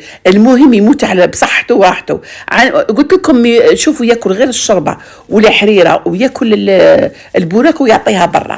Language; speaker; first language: Arabic; native; Arabic